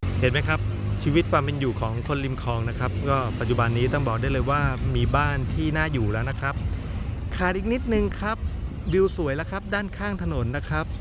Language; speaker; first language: Thai; native; Thai